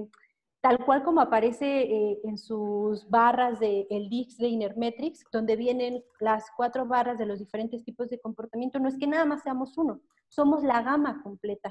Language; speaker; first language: Spanish; native; Spanish